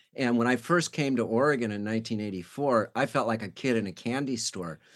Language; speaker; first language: English; native; English